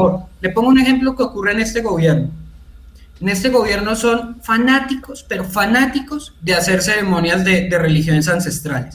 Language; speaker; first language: Spanish; native; Spanish